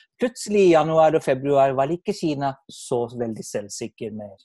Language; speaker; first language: Norwegian; non-native, fluent; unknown